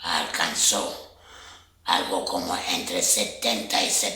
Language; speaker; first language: Spanish; non-native, fluent; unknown